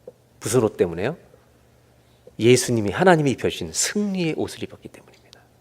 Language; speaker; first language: Korean; native; Korean